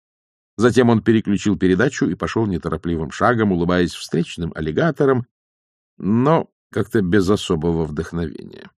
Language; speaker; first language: Russian; native; Russian